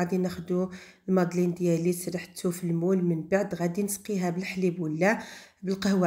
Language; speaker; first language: Arabic; native; Arabic